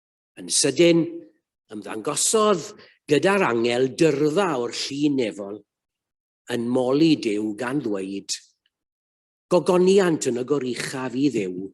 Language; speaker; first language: Welsh; native; Welsh